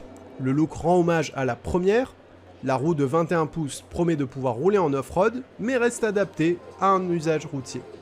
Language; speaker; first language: French; native; French